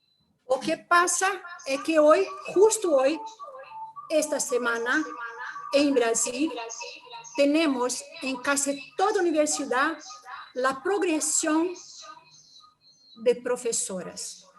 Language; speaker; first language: Spanish; non-native, learner; Portuguese